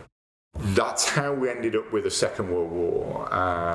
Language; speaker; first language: English; native; English